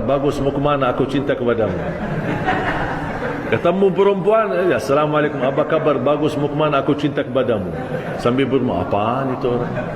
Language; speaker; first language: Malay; non-native, fluent; Arabic